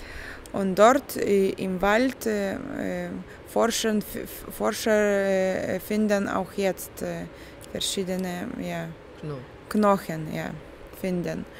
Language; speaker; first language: German; non-native, fluent; Lithuanian